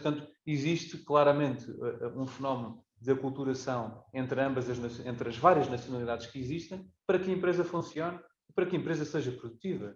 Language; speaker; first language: Portuguese; native; Portuguese